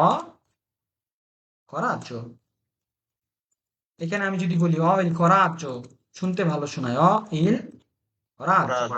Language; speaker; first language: Italian; non-native, fluent; Bangla